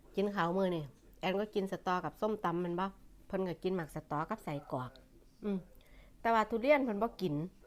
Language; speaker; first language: Thai; native; Thai